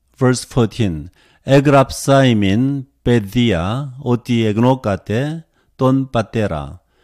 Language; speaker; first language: Greek; non-native, learner; Korean